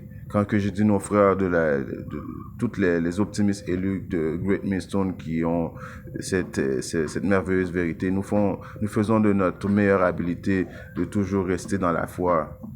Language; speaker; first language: French; native; French